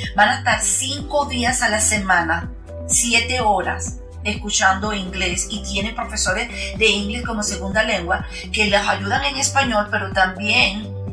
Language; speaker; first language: Spanish; native; Spanish